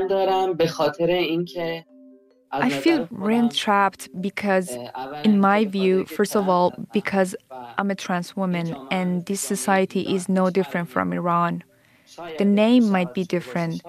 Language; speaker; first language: English; non-native, fluent; Persian